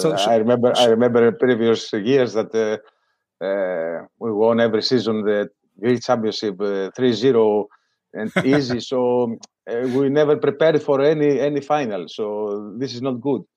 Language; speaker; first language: English; non-native, learner; Greek